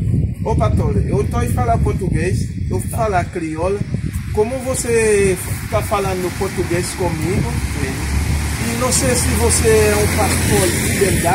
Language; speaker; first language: Portuguese; non-native, learner; Haitian Creole